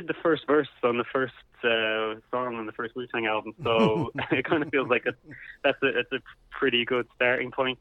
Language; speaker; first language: English; native; English